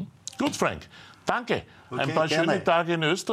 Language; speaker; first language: German; native; German